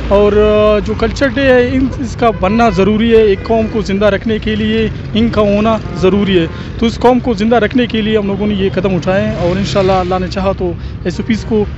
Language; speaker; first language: Urdu; non-native, local second language; Brahui